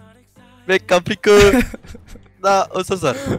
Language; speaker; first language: Romanian; native; Romanian